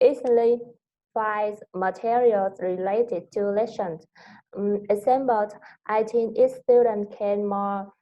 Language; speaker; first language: English; non-native, learner; Vietnamese